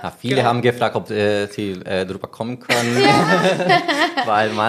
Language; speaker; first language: German; non-native, learner; Spanish